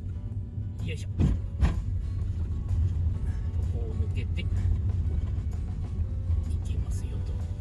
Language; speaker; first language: Japanese; native; Japanese